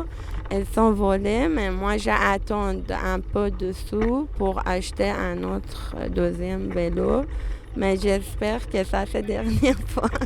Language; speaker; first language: French; non-native, learner; Persian